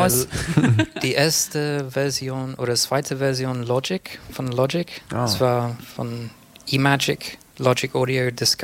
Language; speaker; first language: German; non-native, fluent; English